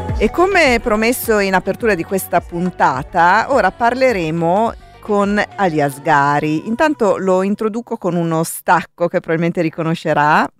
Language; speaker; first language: Italian; native; Italian